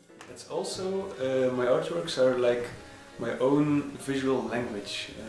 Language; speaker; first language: English; non-native, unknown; Dutch